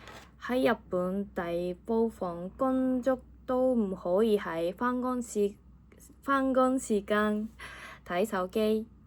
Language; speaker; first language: Cantonese; non-native, fluent; Japanese